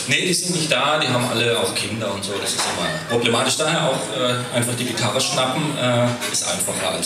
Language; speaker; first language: German; native; German